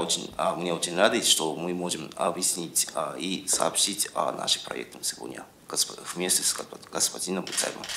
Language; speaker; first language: Russian; non-native, fluent; Japanese